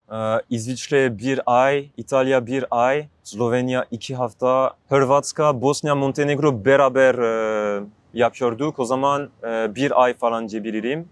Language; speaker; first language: Turkish; non-native, learner; French